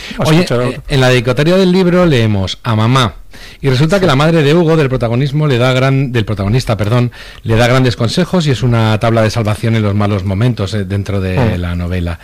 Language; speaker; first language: Spanish; native; Spanish